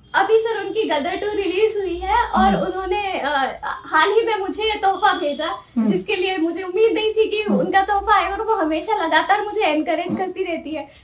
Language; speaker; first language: Hindi; native; Hindi